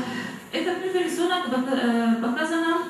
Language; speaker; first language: Russian; non-native, learner; Arabic